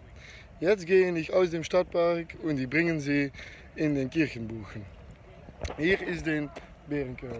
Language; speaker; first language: German; non-native, learner; Dutch